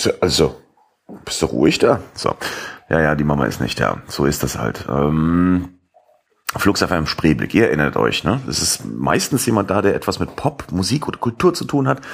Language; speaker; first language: German; native; German